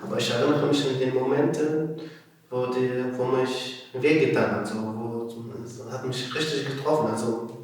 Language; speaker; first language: German; non-native, learner; Arabic